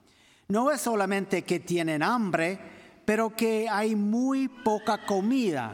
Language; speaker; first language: Spanish; non-native, fluent; English